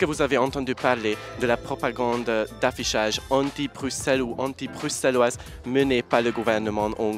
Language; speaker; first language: French; non-native, fluent; Hungarian